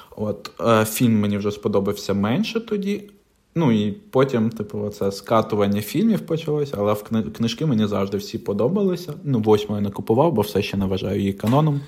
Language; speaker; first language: Ukrainian; non-native, local second language; Russian